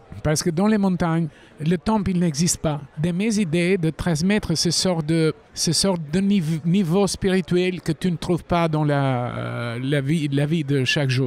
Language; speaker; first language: French; non-native, fluent; Albanian